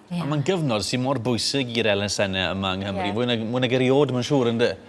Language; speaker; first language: Welsh; native; Welsh